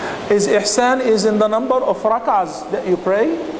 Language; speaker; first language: English; non-native, fluent; Arabic